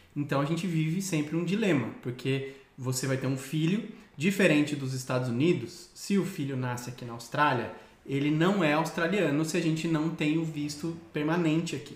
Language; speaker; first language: Portuguese; native; Portuguese